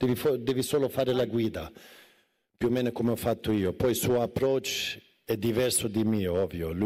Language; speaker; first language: Italian; non-native, fluent; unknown